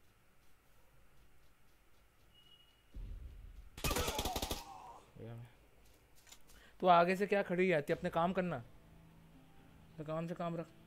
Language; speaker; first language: Hindi; native; Hindi